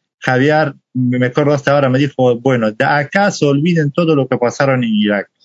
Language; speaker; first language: Spanish; non-native, fluent; Kurdish